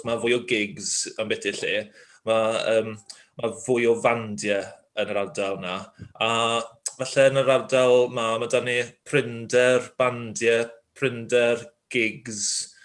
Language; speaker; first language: Welsh; native; Welsh